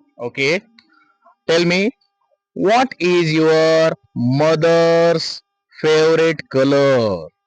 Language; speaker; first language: English; non-native, local second language; Marathi